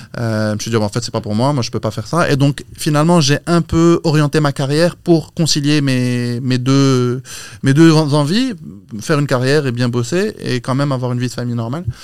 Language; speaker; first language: French; non-native, local second language; Arabic